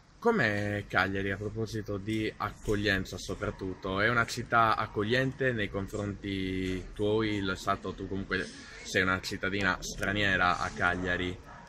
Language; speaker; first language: Italian; native; Italian